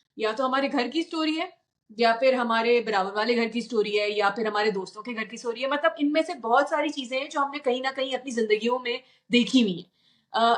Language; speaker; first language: Urdu; native; Urdu